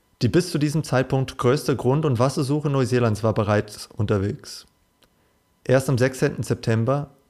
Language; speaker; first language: German; non-native, fluent; English